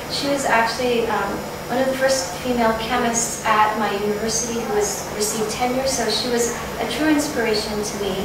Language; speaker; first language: English; native; English